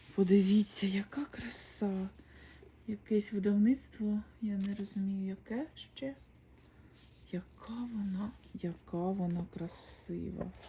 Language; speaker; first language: Ukrainian; non-native, local second language; Russian